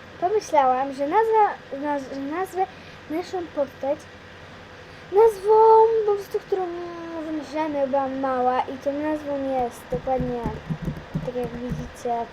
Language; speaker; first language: Polish; native; Polish